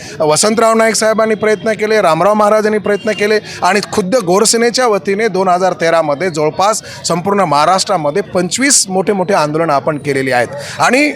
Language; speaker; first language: Marathi; non-native, local second language; Lambadi